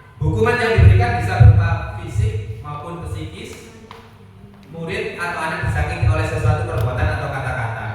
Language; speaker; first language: Indonesian; native; Indonesian